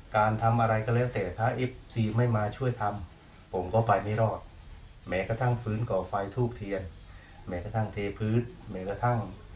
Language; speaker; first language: Thai; native; Thai